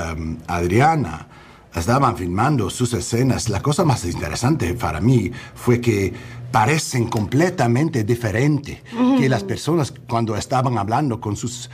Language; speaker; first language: Spanish; non-native, learner; English